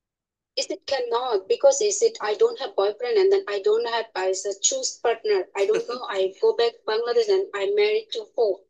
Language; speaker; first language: English; non-native, learner; Bangla